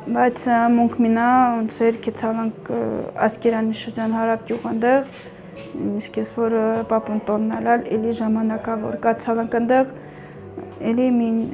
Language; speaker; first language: Armenian; native; Armenian